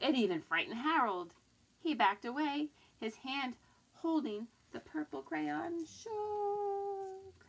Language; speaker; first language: English; native; English